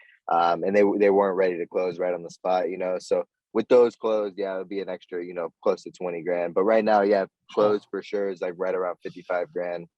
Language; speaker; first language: English; native; English